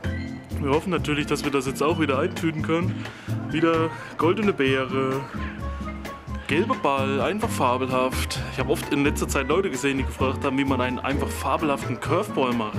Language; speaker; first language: German; native; German